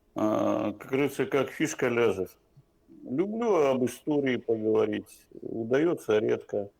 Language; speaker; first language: Russian; native; Russian